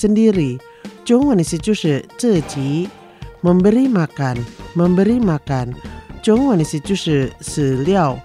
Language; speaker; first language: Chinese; non-native, learner; Indonesian